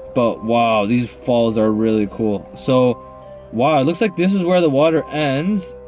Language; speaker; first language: English; native; English